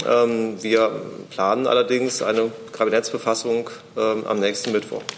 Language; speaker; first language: German; native; German